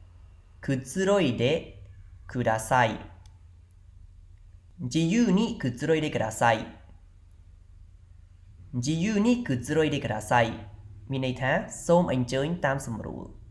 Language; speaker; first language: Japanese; non-native, fluent; Khmer